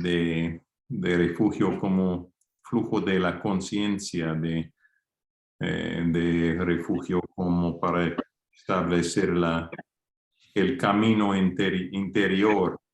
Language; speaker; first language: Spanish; non-native, fluent; English